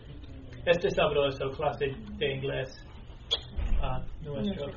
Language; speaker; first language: Spanish; non-native, learner; English